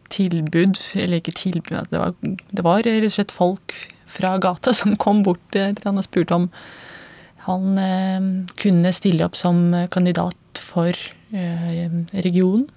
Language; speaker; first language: Norwegian; non-native, fluent; Russian